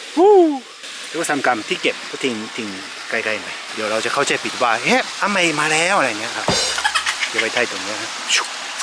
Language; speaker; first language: Thai; non-native, fluent; Japanese